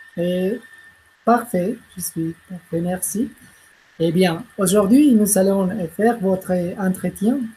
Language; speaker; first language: French; non-native, learner; Spanish